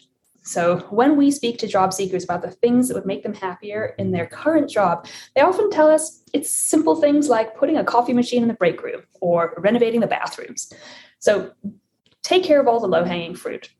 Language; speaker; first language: English; native; English